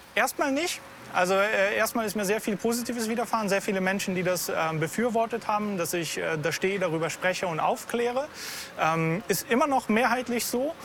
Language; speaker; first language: German; non-native, fluent; Bulgarian